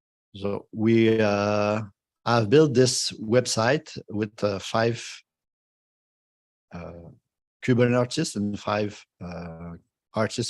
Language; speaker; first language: English; non-native, fluent; French